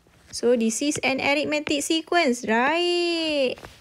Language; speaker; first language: English; non-native, local second language; Malay